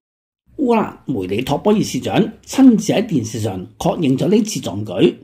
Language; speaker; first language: Chinese; non-native, local second language; Cantonese